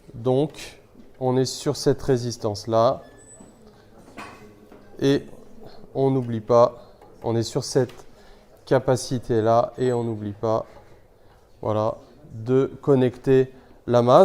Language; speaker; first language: French; native; French